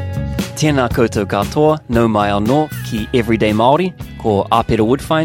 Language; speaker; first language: Māori; non-native, learner; English